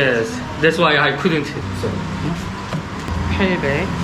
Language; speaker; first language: English; non-native, learner; Korean